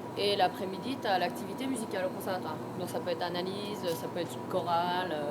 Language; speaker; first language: French; early bilingual, other home language; Korean